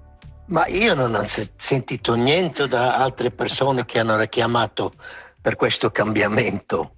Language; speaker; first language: Italian; non-native, local second language; Romansh